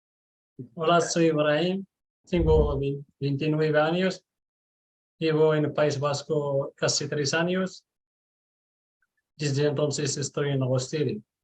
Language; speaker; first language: Spanish; non-native, learner; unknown